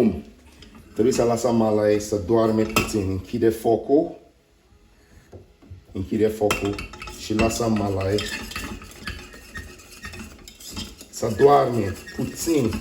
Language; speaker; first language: Romanian; non-native, learner; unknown